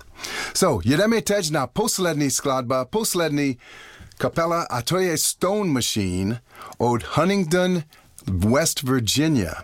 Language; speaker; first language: Czech; non-native, learner; English